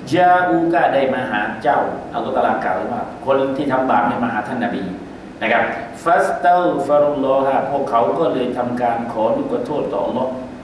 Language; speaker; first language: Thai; native; Thai